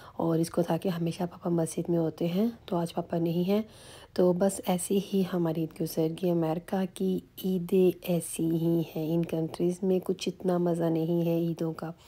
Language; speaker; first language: Urdu; native; Urdu